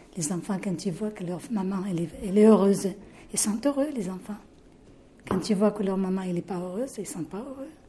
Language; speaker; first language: French; non-native, local second language; Arabic